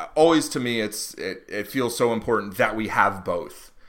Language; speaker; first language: English; native; English